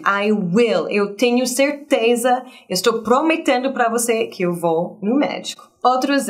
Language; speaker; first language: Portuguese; non-native, fluent; English